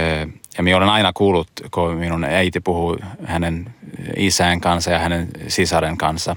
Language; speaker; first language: Finnish; non-native, learner; Swedish